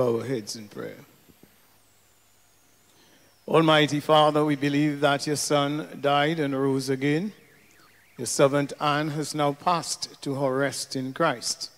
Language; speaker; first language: English; native; English